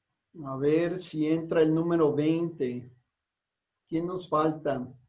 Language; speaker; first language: Spanish; native; Spanish